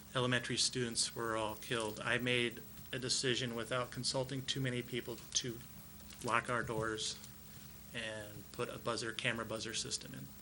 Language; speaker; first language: English; native; English